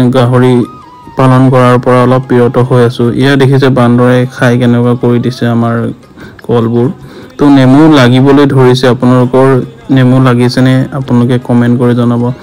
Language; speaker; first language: Assamese; non-native, local second language; Mising